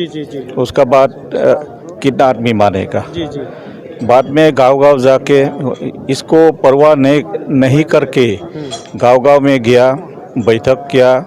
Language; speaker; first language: Hindi; non-native, local second language; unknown